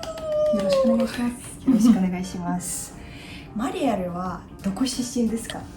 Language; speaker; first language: Japanese; non-native, fluent; Russian